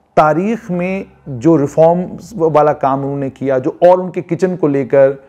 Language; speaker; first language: Hindi; non-native, local second language; Kashmiri